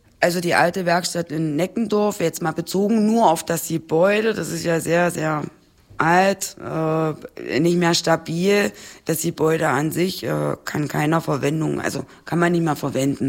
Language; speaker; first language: German; native; German